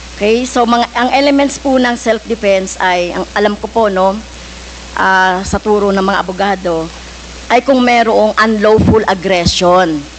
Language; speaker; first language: Filipino; native; Filipino